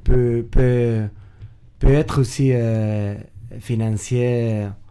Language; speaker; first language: French; non-native, learner; Spanish